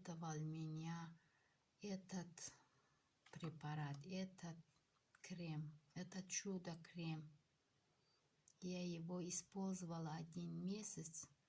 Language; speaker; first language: Russian; non-native, local second language; Tajik